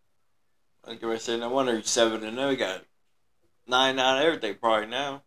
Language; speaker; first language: English; native; English